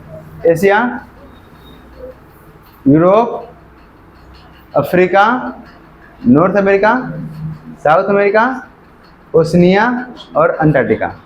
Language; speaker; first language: Hindi; native; Hindi